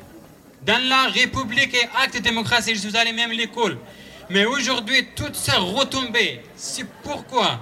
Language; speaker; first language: French; non-native, learner; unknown